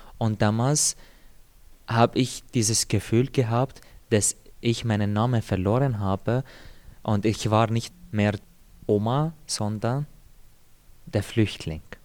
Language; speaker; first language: German; non-native, fluent; Arabic